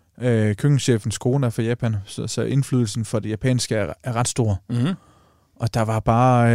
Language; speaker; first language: Danish; native; Danish